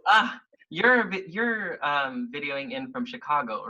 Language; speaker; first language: English; native; English